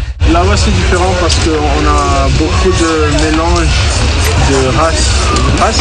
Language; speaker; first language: French; non-native, fluent; Portuguese